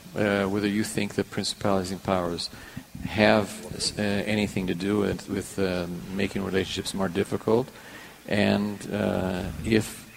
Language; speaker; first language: English; non-native, fluent; Portuguese